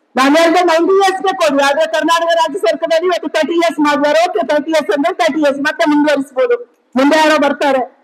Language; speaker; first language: Kannada; non-native, local second language; Tulu